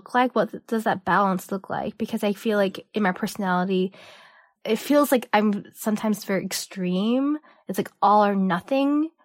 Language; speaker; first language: English; early bilingual, other home language; Cantonese